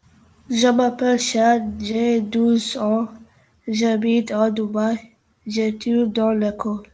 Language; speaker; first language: French; non-native, learner; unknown